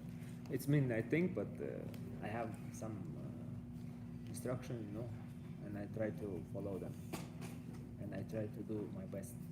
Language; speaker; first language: English; non-native, learner; Russian